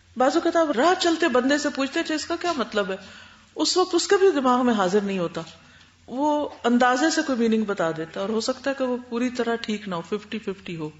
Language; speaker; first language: Urdu; native; Urdu